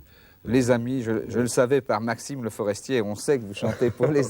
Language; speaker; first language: French; native; French